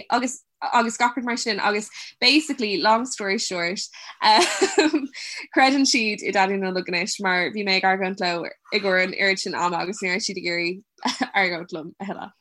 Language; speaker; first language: Irish; non-native, local second language; English